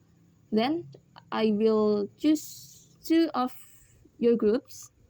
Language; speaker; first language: English; non-native, learner; Indonesian